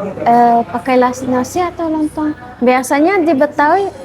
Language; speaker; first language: Indonesian; non-native, fluent; Arabic